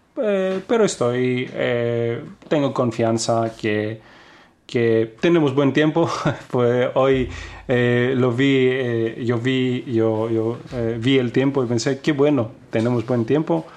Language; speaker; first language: Spanish; non-native, fluent; Greek